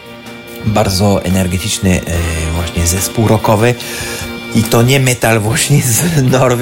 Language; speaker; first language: Polish; non-native, learner; French